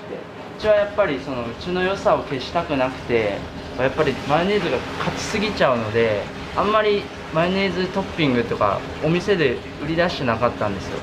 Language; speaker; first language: Japanese; native; Japanese